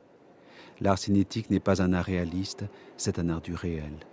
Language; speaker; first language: French; native; French